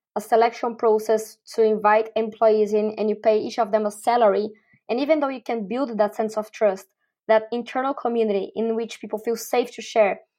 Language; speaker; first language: English; non-native, fluent; Portuguese